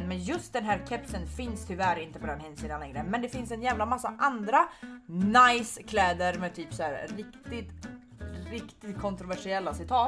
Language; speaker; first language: Swedish; native; Swedish